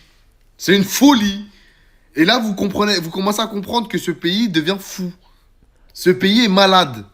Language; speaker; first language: French; native; French